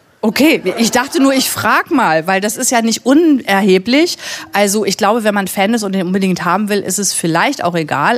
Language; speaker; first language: German; native; German